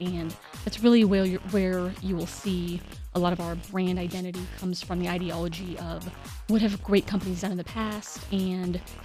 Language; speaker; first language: English; native; English